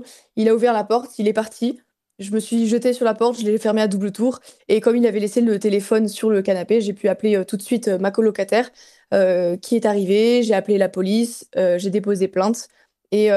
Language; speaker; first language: French; native; French